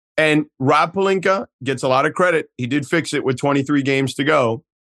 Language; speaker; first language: English; native; English